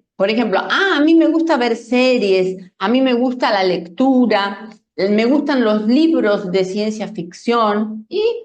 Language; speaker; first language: Spanish; non-native, fluent; Portuguese